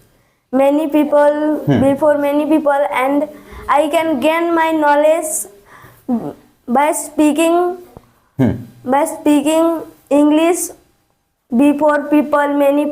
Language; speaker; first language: English; non-native, learner; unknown